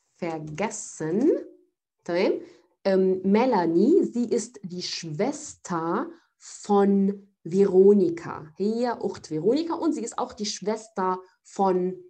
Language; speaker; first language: German; non-native, fluent; Arabic